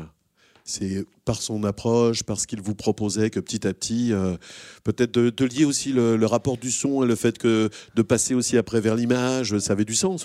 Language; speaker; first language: French; native; French